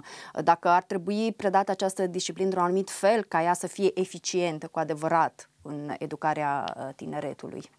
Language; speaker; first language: Romanian; native; Romanian